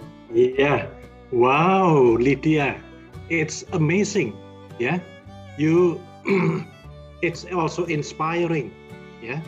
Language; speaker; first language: English; non-native, learner; Indonesian